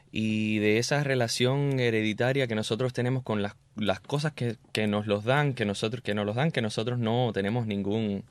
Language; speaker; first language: Spanish; early bilingual, heritage; Spanish